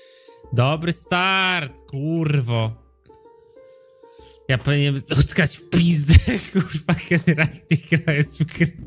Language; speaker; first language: Polish; native; Polish